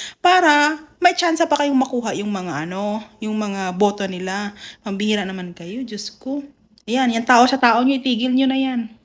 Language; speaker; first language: Filipino; non-native, local second language; Cebuano